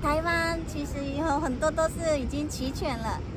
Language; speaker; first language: Chinese; early bilingual, heritage; Japanese